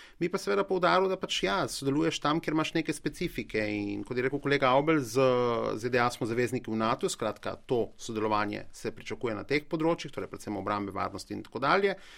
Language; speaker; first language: Slovenian; native; Slovenian